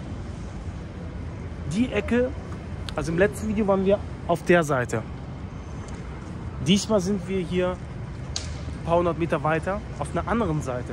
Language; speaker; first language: German; native; German